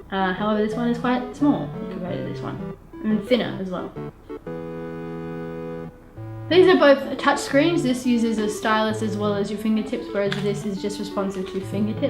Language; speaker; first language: English; native; English